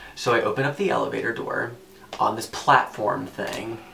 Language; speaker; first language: English; native; English